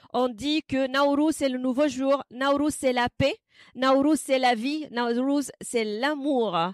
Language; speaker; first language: French; non-native, fluent; Kurdish